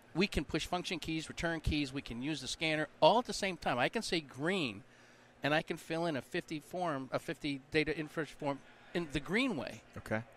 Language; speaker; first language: English; native; English